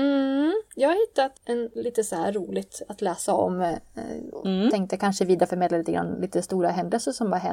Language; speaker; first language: Swedish; native; Swedish